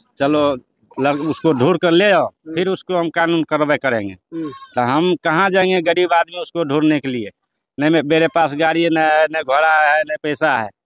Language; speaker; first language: Hindi; native; Hindi